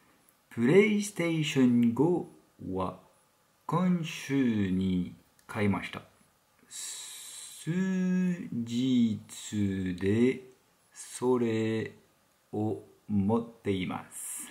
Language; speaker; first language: Japanese; non-native, learner; French